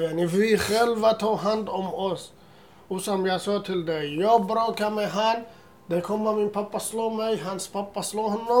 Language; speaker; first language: Swedish; non-native, learner; Assyrian Neo-Aramaic